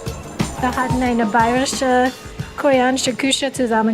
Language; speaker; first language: German; non-native, fluent; English